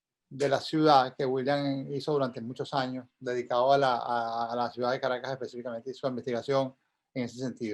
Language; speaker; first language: Spanish; native; Spanish